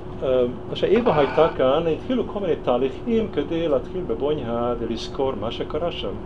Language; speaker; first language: Hebrew; non-native, fluent; Hungarian